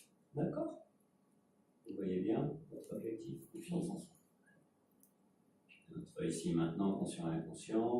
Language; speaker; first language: French; native; French